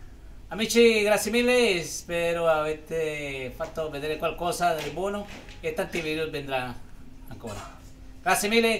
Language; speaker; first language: Italian; non-native, learner; Spanish